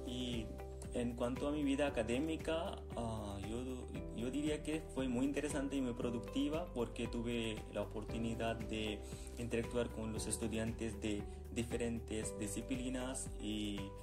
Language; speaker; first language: Spanish; non-native, fluent; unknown